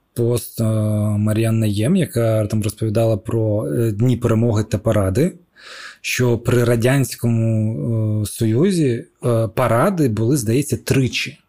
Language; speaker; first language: Ukrainian; non-native, local second language; Russian